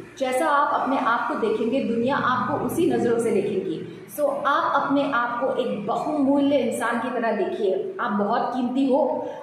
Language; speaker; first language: Hindi; non-native, local second language; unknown